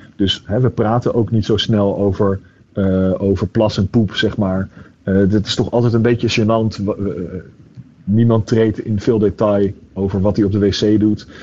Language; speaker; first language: Dutch; native; Dutch